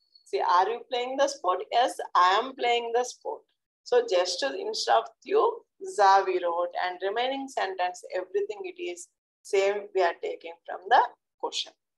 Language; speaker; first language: English; non-native, local second language; Telugu